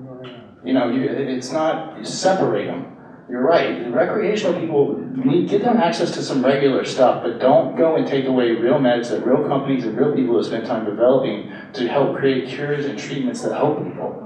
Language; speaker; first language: English; native; English